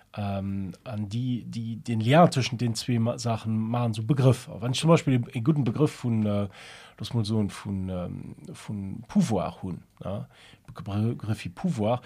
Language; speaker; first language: Luxembourgish; early bilingual, other home language; German